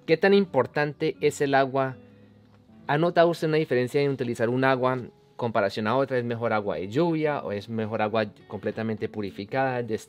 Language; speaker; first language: Spanish; native; Spanish